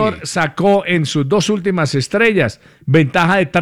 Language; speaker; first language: Spanish; native; Spanish